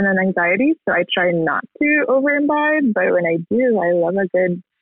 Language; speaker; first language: English; non-native, local second language; Filipino